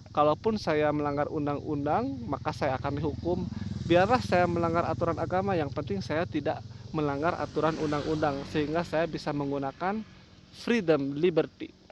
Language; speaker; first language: Indonesian; non-native, local second language; Sundanese